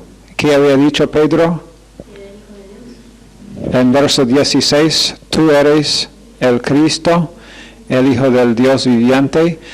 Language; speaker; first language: Spanish; non-native, fluent; English